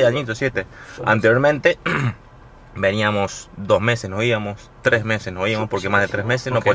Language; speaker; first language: Spanish; native; Spanish